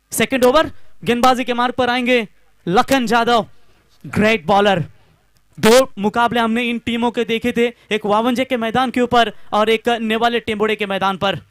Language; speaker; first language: Hindi; non-native, local second language; Marathi